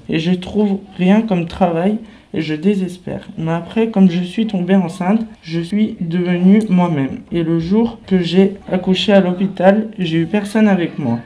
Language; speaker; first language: French; non-native, local second language; Arabic